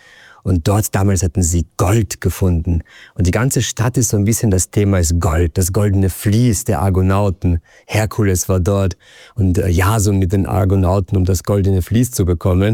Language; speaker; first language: German; native; German